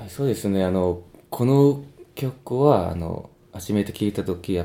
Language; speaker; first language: Japanese; non-native, fluent; Korean